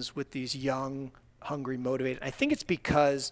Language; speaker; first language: English; native; English